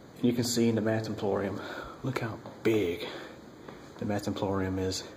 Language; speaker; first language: English; native; English